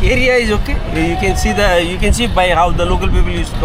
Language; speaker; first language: English; non-native, local second language; Hindi